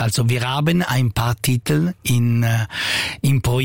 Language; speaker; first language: German; non-native, local second language; Italian